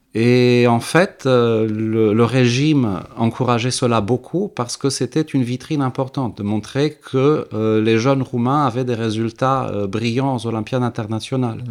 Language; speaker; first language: French; early bilingual, heritage; French